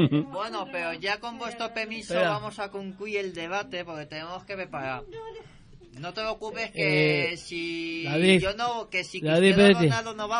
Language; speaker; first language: Spanish; native; Spanish